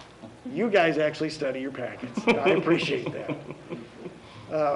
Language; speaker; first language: English; native; English